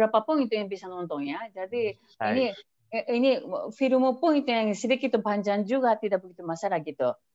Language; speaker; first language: Indonesian; non-native, fluent; Japanese